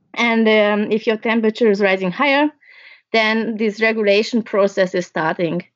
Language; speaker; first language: English; early bilingual, other home language; Hungarian